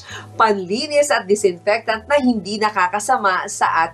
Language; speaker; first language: Filipino; native; Filipino